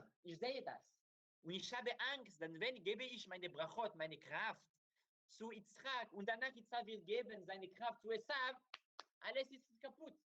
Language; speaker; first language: German; non-native, learner; Hebrew